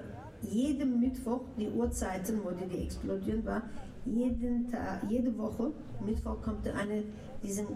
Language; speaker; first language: German; non-native, local second language; Turkish